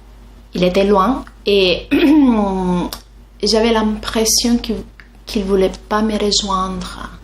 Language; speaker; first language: French; non-native, fluent; Italian